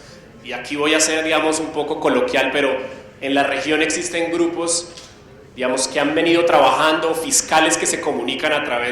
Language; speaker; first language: Spanish; native; Spanish